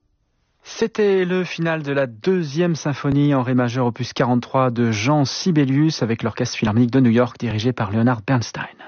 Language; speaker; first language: French; native; French